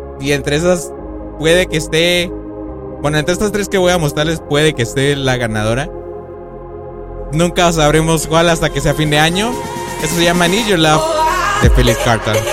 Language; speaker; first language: Spanish; native; Spanish